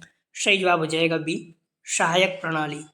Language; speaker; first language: Hindi; native; Hindi